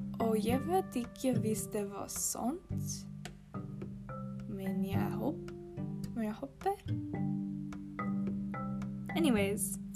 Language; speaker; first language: Norwegian; non-native, learner; English